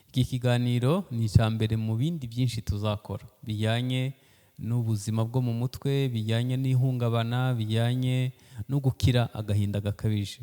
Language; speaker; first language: Kinyarwanda; early bilingual, heritage; Kinyarwanda